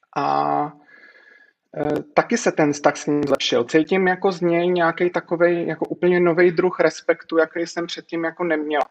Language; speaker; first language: Czech; native; Czech